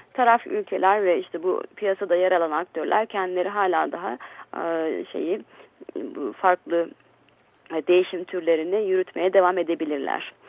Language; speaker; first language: Turkish; native; Turkish